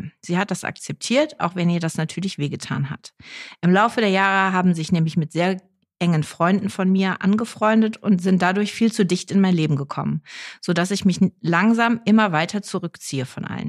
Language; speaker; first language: German; native; German